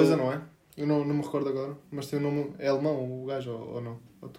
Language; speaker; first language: Portuguese; native; Portuguese